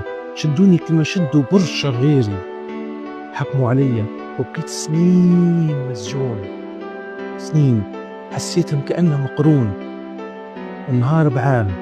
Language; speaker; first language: Arabic; native; Arabic